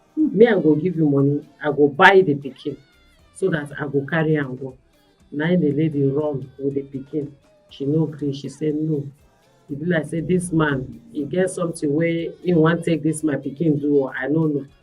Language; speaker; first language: Nigerian Pidgin; native; Nigerian Pidgin